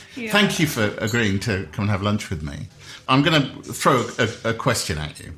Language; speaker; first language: English; native; English